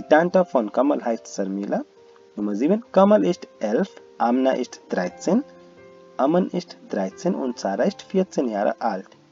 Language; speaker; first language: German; non-native, learner; Hindi